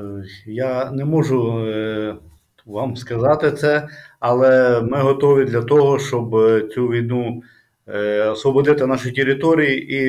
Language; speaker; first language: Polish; non-native, learner; Ukrainian